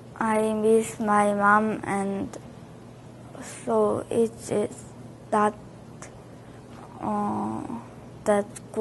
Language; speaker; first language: English; non-native, learner; Korean